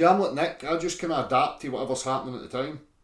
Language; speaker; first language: English; native; English